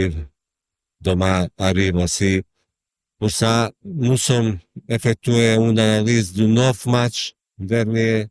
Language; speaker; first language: French; non-native, learner; Croatian